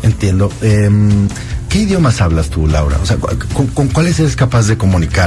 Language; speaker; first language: Spanish; native; Spanish